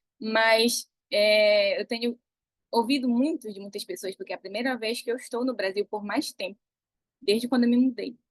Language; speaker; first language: Portuguese; native; Portuguese